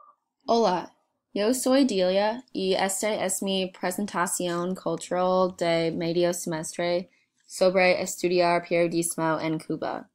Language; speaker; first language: Spanish; non-native, learner; English